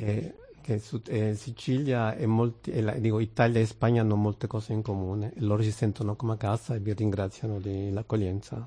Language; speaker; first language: Italian; non-native, fluent; Spanish